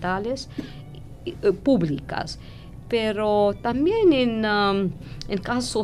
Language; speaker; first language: Spanish; non-native, fluent; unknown